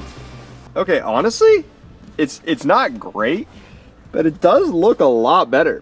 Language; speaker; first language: English; native; English